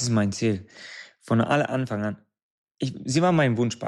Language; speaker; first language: German; non-native, fluent; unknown